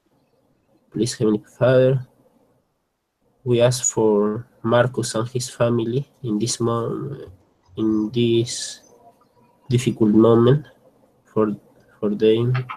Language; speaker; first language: English; non-native, learner; Spanish